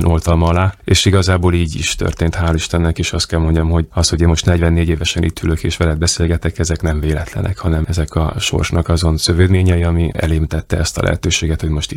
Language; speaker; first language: Hungarian; native; Hungarian